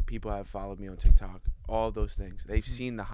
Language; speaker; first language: English; native; English